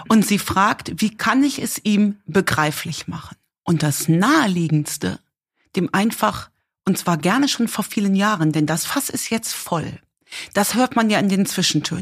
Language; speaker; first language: German; native; German